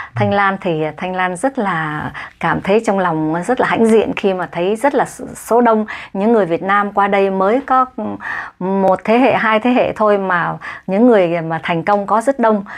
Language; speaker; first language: Vietnamese; native; Vietnamese